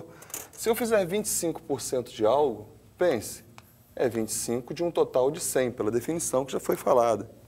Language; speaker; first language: Portuguese; native; Portuguese